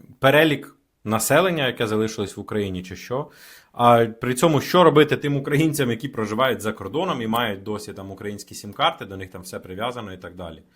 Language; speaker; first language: Ukrainian; native; Ukrainian